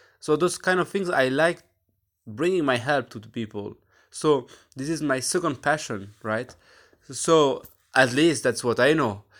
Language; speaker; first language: English; non-native, fluent; French